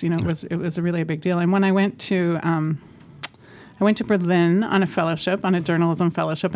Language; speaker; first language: English; native; English